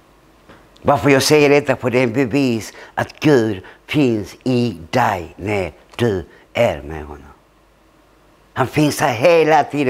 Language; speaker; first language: Swedish; early bilingual, other home language; Spanish